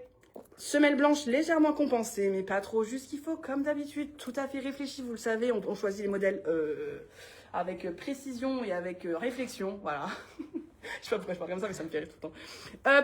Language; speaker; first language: French; native; French